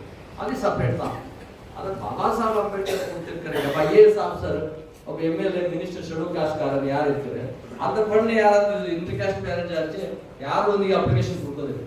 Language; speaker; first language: Tamil; non-native, learner; Kannada